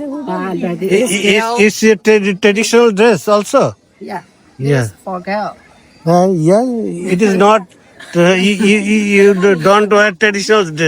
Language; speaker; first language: English; non-native, learner; Bangla